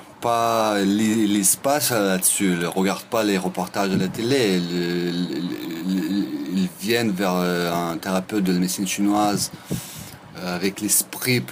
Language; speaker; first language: French; non-native, fluent; Russian